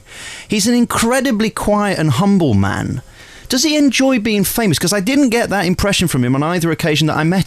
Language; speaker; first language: English; native; English